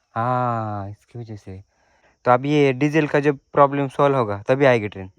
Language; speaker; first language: Hindi; non-native, local second language; Marathi